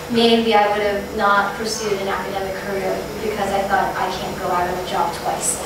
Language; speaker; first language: English; native; English